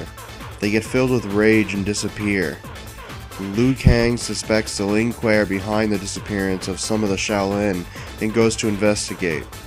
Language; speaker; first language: English; native; English